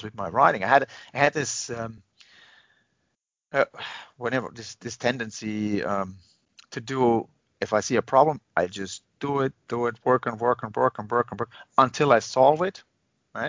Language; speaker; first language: English; non-native, fluent; Finnish